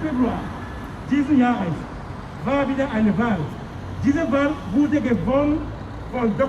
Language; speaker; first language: German; non-native, fluent; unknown